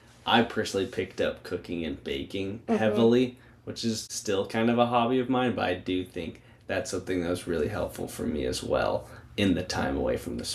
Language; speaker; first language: English; native; English